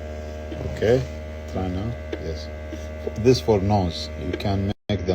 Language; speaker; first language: English; non-native, learner; Arabic